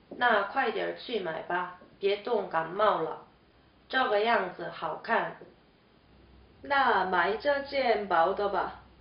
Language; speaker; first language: Chinese; non-native, learner; Korean